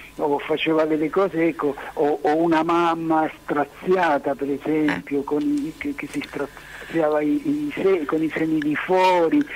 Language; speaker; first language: Italian; non-native, fluent; Spanish